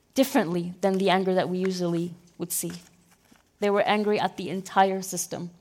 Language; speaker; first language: English; non-native, fluent; Arabic